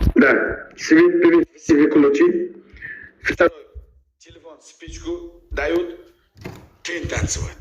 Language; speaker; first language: Russian; non-native, learner; Uzbek